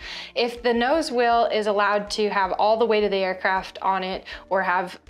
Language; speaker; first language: English; native; English